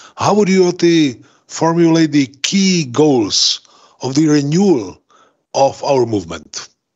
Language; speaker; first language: English; non-native, fluent; Czech